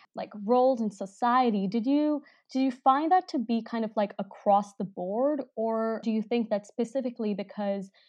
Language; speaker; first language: English; non-native, local second language; Hindi